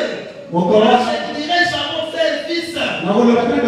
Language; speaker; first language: French; non-native, local second language; Lingala